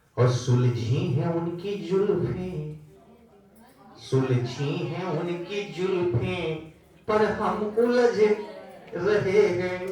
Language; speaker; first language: Hindi; native; Hindi